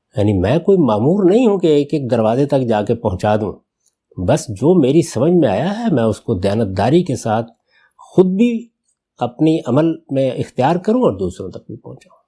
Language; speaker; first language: Urdu; non-native, local second language; Punjabi